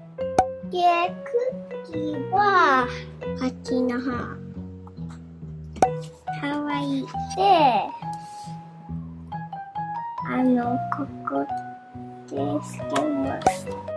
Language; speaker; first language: Japanese; early bilingual, heritage; Japanese